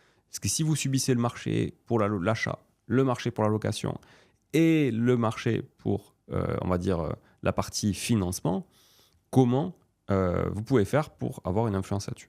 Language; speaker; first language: French; native; French